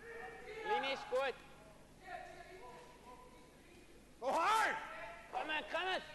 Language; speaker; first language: German; native; German